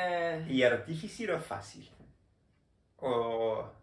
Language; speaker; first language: Spanish; non-native, learner; German